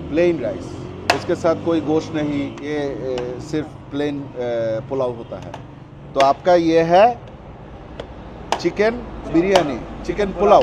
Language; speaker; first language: Hindi; non-native, fluent; Bangla